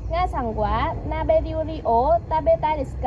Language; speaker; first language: Japanese; non-native, learner; Vietnamese